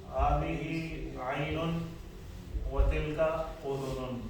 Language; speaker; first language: Arabic; non-native, fluent; Urdu